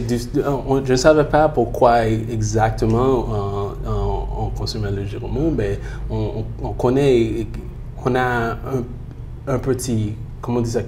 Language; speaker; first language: French; early bilingual, heritage; French